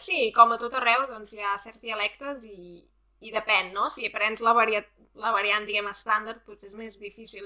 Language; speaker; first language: Catalan; native; Catalan